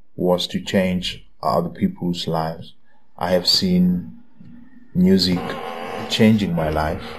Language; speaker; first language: English; non-native, local second language; Swati